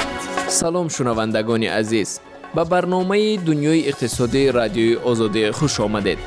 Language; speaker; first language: Persian; native; Persian